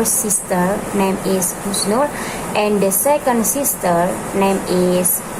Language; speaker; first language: English; non-native, learner; Indonesian